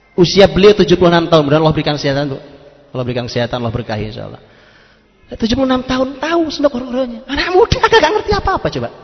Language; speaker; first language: Indonesian; non-native, local second language; Javanese